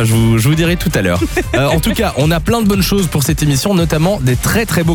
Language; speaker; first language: French; native; French